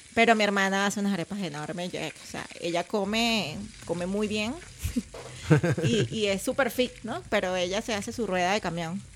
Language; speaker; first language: Spanish; native; Spanish